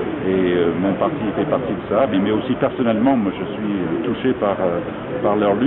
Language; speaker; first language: French; non-native, fluent; English